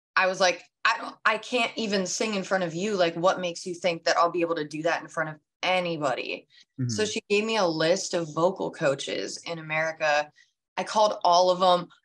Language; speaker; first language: English; native; English